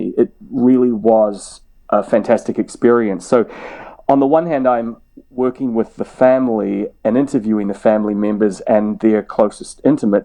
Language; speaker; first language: English; native; English